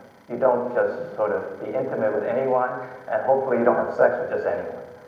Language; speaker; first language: English; early bilingual, other home language; Chinese